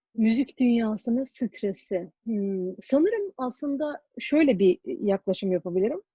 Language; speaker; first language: Turkish; early bilingual, heritage; Turkish